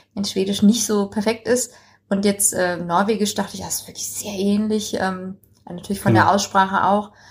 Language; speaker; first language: German; native; German